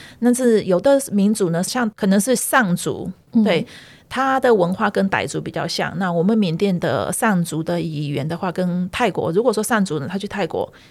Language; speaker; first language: Chinese; early bilingual, heritage; Chinese